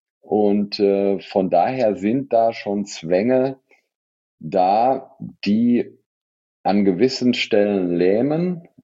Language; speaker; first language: German; native; German